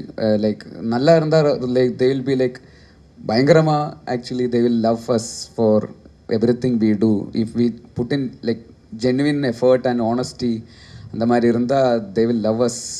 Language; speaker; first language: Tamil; non-native, learner; Malayalam